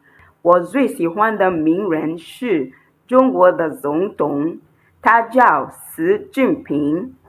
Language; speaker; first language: Chinese; non-native, fluent; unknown